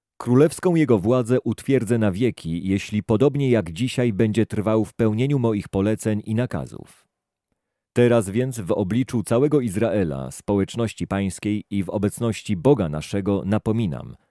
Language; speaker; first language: Polish; native; Polish